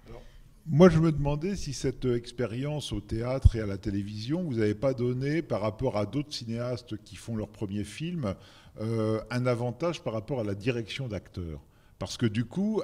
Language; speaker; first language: French; native; French